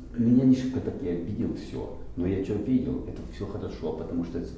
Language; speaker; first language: Russian; early bilingual, other home language; English